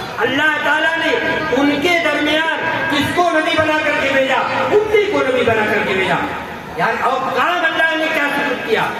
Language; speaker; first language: Urdu; native; Urdu